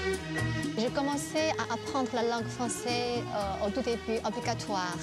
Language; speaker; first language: French; non-native, fluent; Chinese